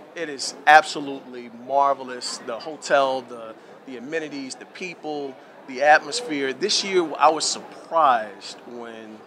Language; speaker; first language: English; native; English